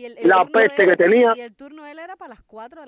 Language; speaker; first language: Spanish; native; Spanish